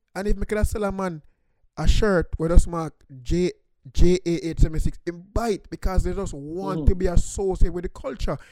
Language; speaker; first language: English; non-native, local second language; Jamaican Creole English